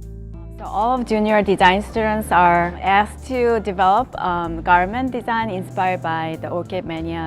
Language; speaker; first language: English; non-native, fluent; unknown